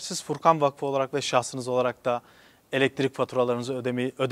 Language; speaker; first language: Turkish; non-native, local second language; Kurdish